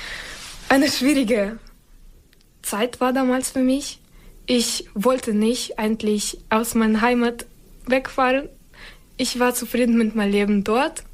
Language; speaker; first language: German; non-native, fluent; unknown